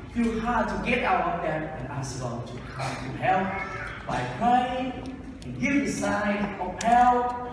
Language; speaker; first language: English; non-native, fluent; Vietnamese